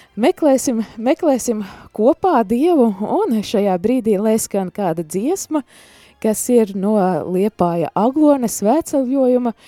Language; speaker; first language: Latvian; native; Latvian